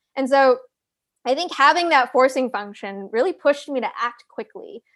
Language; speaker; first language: English; native; English